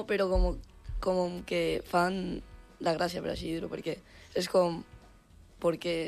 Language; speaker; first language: Catalan; non-native, local second language; Spanish